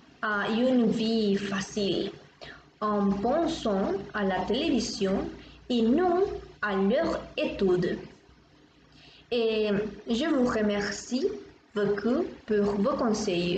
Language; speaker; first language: French; non-native, learner; Spanish